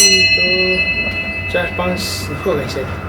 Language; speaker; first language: Hindi; non-native, local second language; Ladakhi